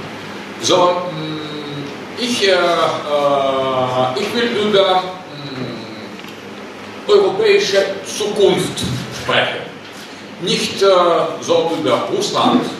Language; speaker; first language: German; non-native, learner; Russian